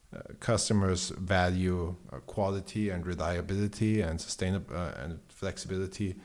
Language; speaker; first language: English; non-native, fluent; German